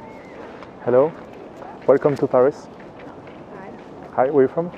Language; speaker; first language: English; non-native, fluent; French